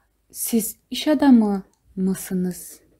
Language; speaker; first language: Turkish; non-native, fluent; Kazakh